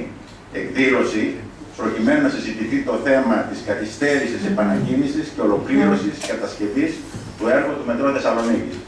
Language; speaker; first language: Greek; native; Greek